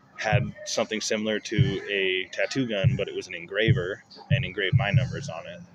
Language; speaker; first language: English; native; English